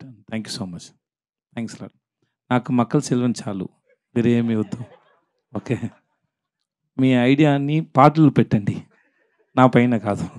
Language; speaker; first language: Telugu; non-native, learner; Tamil